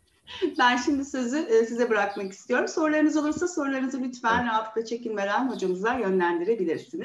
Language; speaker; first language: Turkish; native; Turkish